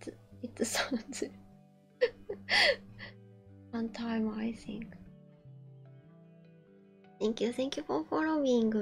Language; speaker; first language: English; non-native, learner; Japanese